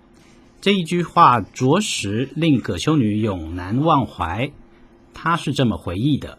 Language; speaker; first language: Chinese; native; Chinese